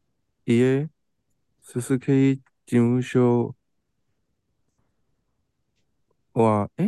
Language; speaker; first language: Japanese; non-native, learner; Chinese